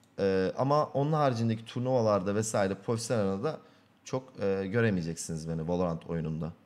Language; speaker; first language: Turkish; native; Turkish